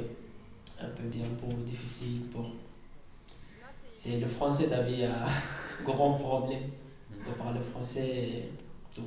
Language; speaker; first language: French; non-native, learner; Arabic